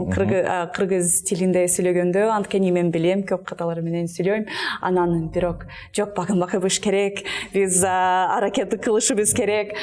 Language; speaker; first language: Kyrgyz; non-native, learner; English